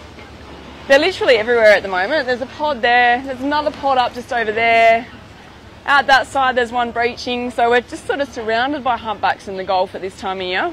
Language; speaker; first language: English; native; English